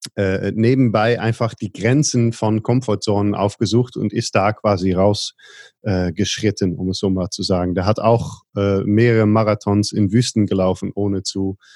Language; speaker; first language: German; non-native, fluent; Dutch